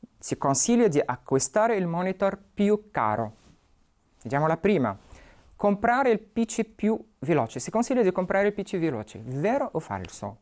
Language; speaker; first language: Italian; non-native, fluent; Arabic